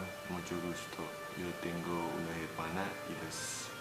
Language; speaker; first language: Spanish; non-native, learner; Indonesian